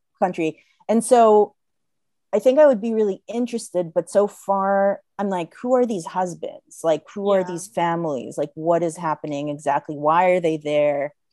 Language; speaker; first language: English; non-native, fluent; Hebrew